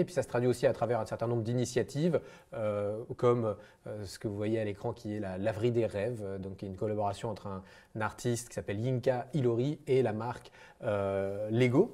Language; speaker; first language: French; native; French